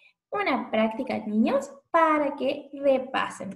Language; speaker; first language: Spanish; native; Spanish